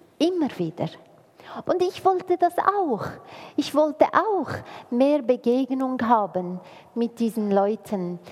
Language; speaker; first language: German; non-native, fluent; Arabic